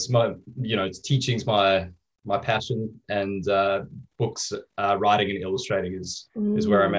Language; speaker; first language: English; native; English